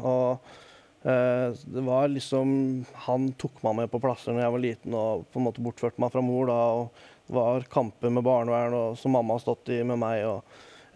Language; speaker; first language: Norwegian; native; Norwegian